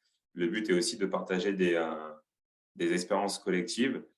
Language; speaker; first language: French; native; French